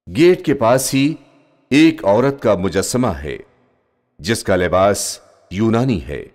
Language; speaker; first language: Urdu; native; Urdu